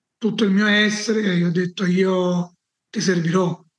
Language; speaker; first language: Italian; native; Italian